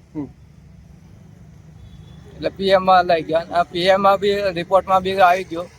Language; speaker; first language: Gujarati; non-native, local second language; Rathawi